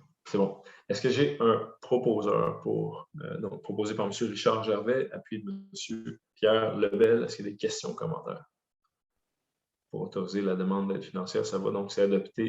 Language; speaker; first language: French; native; French